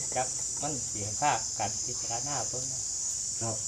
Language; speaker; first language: Thai; native; Thai